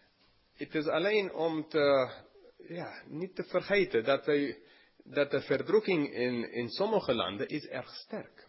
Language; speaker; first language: Dutch; non-native, fluent; English